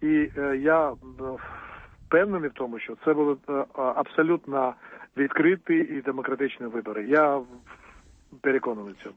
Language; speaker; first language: Ukrainian; non-native, fluent; Georgian